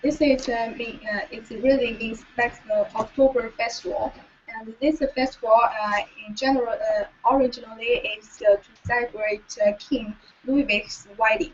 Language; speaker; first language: English; non-native, learner; Chinese